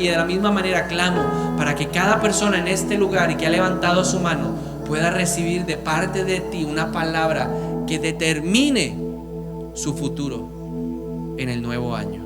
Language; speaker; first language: Spanish; native; Spanish